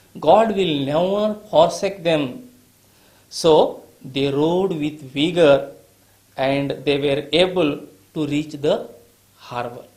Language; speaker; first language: English; non-native, local second language; Marathi